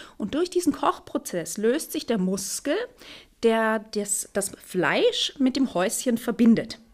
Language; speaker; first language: German; native; German